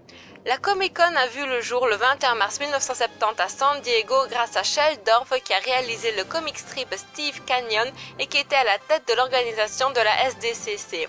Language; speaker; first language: French; native; French